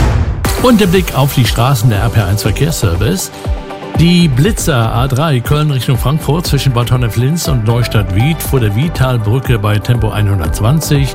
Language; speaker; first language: German; native; German